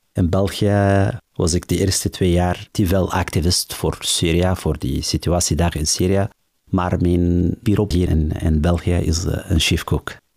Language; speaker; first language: Dutch; non-native, learner; Arabic